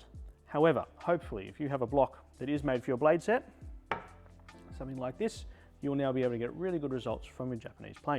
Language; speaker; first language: English; native; English